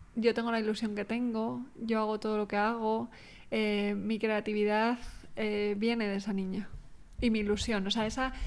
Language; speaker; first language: Spanish; native; Spanish